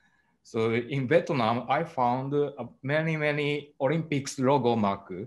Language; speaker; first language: English; non-native, learner; Japanese